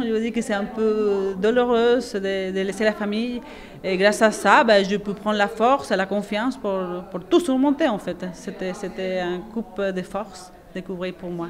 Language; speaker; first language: French; non-native, fluent; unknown